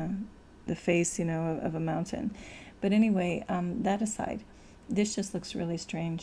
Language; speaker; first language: English; native; English